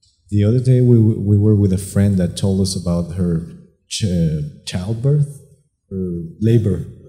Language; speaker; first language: English; non-native, fluent; Spanish